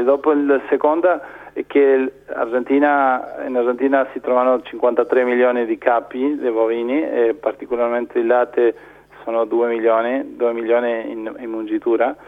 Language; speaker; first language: Italian; non-native, fluent; Spanish